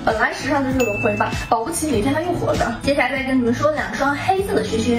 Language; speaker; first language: Chinese; native; Chinese